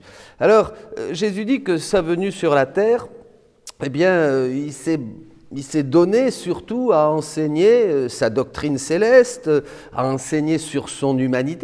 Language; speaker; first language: French; native; French